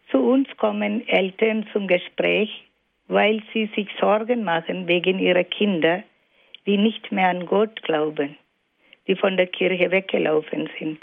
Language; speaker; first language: German; non-native, fluent; Malayalam